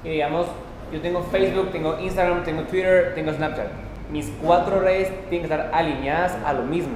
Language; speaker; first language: Spanish; native; Spanish